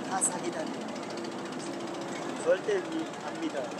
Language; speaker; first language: Korean; non-native, fluent; Hindi